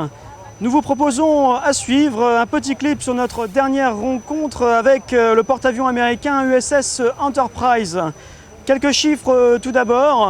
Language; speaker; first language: French; native; French